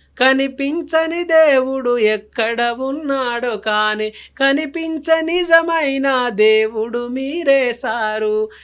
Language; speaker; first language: Telugu; non-native, local second language; Lambadi